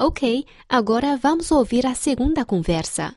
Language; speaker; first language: Portuguese; non-native, fluent; Chinese